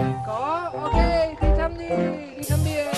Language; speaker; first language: Vietnamese; non-native, learner; English